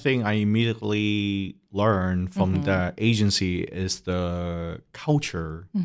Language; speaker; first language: English; non-native, local second language; Cantonese